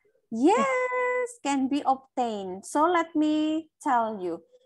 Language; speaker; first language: English; non-native, fluent; Indonesian